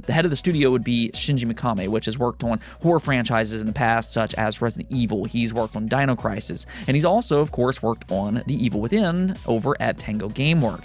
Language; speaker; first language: English; native; English